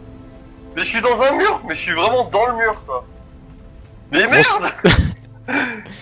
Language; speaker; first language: French; native; French